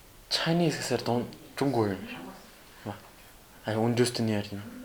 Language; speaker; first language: English; non-native, learner; Mongolian